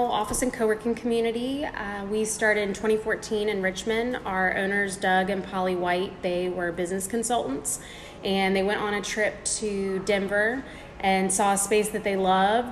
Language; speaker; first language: English; native; English